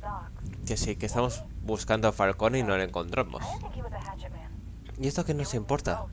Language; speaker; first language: Spanish; native; Spanish